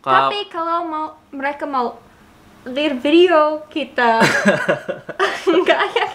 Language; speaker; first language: Indonesian; non-native, learner; English